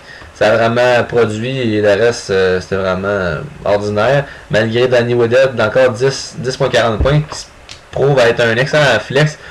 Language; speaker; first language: French; native; French